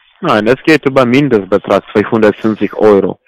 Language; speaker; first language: German; non-native, learner; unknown